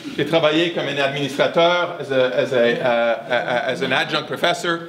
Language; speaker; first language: French; non-native, fluent; English